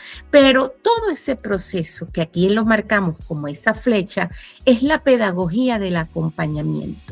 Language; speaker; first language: Spanish; native; Spanish